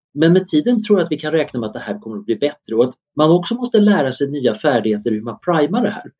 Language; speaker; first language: Swedish; native; Swedish